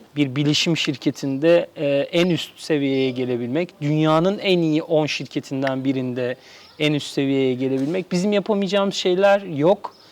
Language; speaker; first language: Turkish; native; Turkish